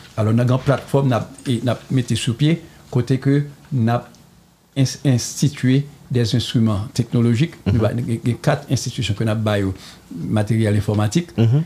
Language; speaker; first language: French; non-native, local second language; Haitian Creole